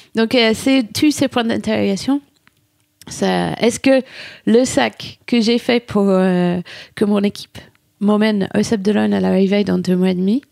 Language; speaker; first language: French; non-native, fluent; English